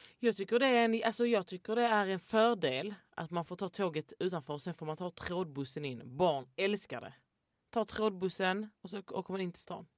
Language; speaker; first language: Swedish; native; Swedish